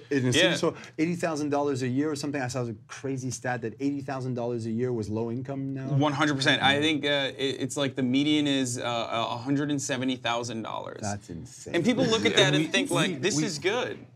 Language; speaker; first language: English; non-native, fluent; Turkish